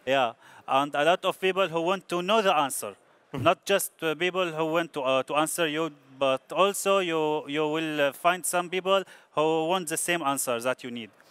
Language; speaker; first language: English; non-native, learner; Arabic